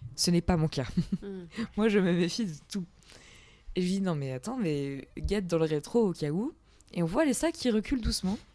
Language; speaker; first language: French; native; French